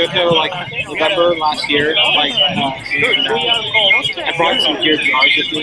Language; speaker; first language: English; non-native, learner; Japanese